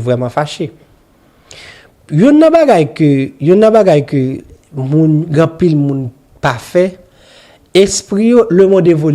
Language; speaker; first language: Haitian Creole; native; Haitian Creole